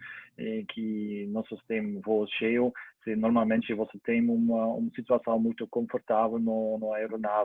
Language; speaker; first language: Portuguese; non-native, learner; German